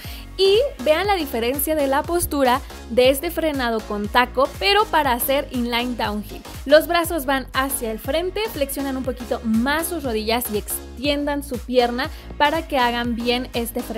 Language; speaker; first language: Spanish; native; Spanish